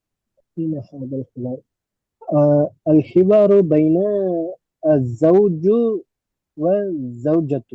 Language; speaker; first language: Arabic; non-native, learner; Tamil